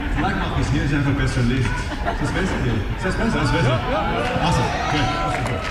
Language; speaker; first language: German; non-native, fluent; English